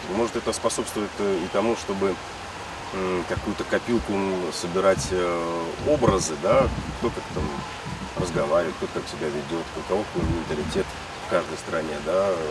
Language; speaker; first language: Russian; native; Russian